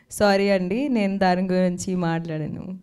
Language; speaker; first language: Telugu; non-native, learner; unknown